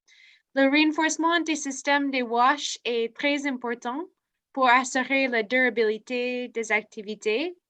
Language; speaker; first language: French; non-native, fluent; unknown